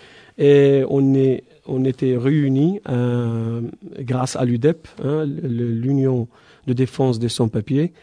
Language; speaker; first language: French; non-native, fluent; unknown